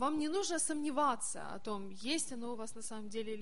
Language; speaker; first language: Russian; native; Russian